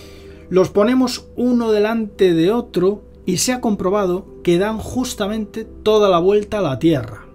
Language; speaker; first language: Spanish; native; Spanish